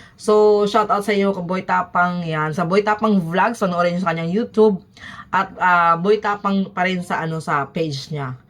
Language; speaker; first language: Filipino; native; Filipino